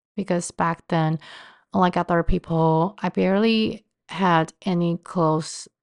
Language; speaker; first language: English; non-native, fluent; Chinese